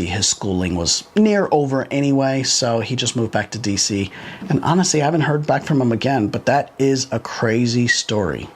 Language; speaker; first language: English; native; English